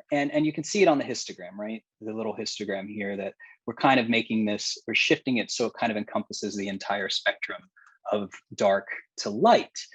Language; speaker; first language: English; native; English